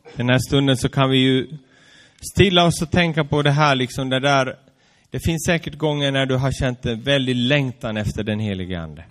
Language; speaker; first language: Swedish; native; Swedish